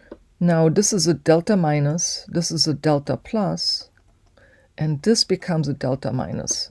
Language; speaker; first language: English; native; English